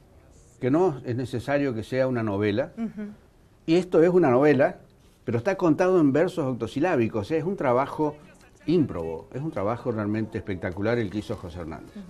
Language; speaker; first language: Spanish; native; Spanish